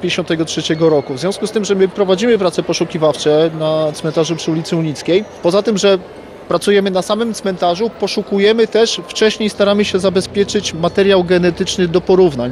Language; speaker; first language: Polish; native; Polish